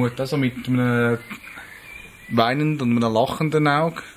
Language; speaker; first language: German; native; German